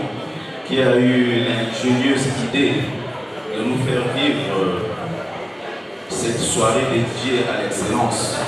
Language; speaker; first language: French; non-native, local second language; Lingala